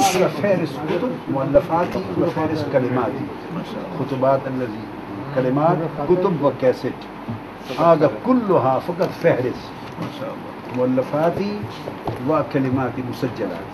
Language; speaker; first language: Arabic; non-native, learner; Urdu